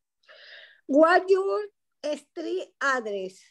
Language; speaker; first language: English; non-native, learner; Spanish